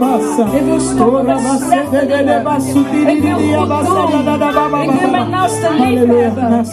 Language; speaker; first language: Dutch; non-native, learner; Lingala